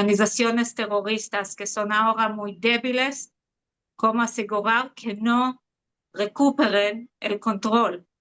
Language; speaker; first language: Spanish; non-native, fluent; Hebrew